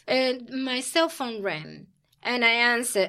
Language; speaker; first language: English; early bilingual, other home language; Spanish